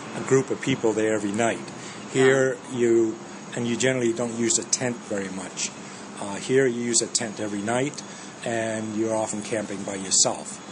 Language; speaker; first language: English; early bilingual, other home language; Danish